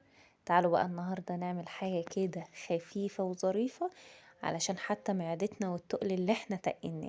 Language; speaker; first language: Arabic; native; Arabic